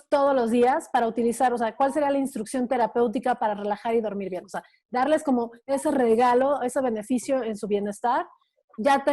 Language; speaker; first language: Spanish; native; Spanish